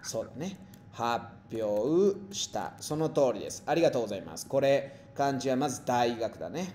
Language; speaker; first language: Japanese; non-native, fluent; Spanish